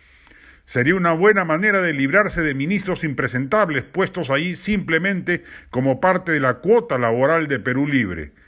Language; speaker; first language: Spanish; native; Spanish